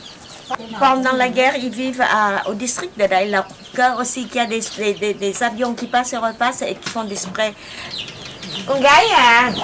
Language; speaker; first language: French; non-native, fluent; Vietnamese